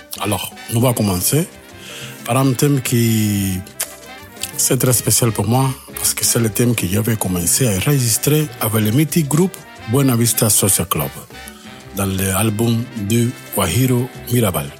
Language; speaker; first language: French; non-native, fluent; Spanish